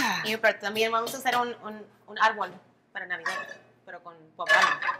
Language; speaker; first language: Spanish; early bilingual, heritage; Spanish